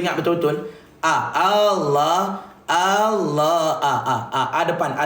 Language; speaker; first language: Malay; native; Malay